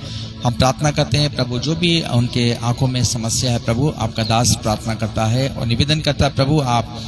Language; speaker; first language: Hindi; native; Hindi